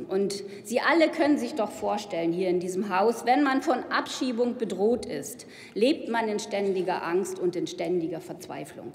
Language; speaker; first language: German; native; German